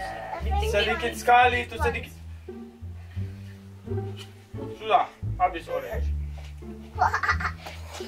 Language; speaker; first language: Indonesian; non-native, learner; Romanian